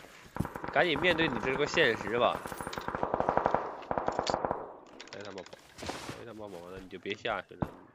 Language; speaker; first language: Chinese; native; Chinese